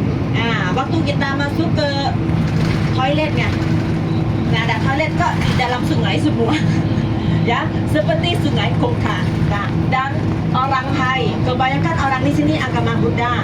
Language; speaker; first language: Indonesian; non-native, learner; Thai